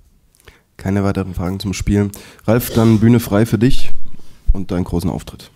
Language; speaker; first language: German; native; German